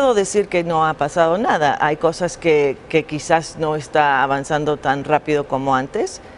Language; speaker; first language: Spanish; non-native, fluent; English